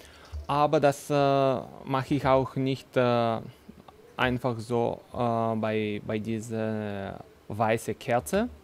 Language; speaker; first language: German; non-native, fluent; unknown